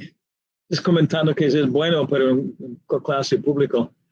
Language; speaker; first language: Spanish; non-native, fluent; English